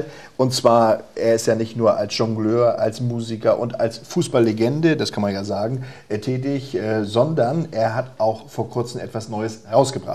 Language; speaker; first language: German; native; German